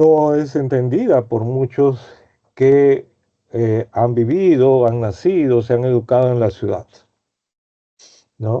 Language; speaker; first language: Spanish; native; Spanish